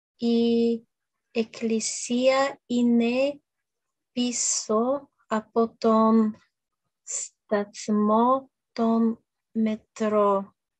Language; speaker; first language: Greek; non-native, learner; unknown